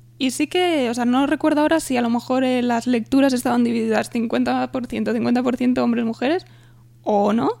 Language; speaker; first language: Spanish; native; Spanish